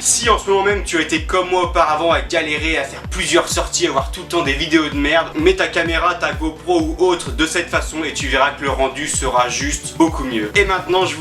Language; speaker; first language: French; native; French